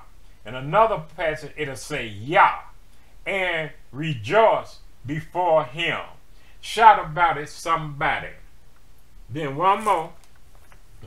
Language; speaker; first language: English; native; English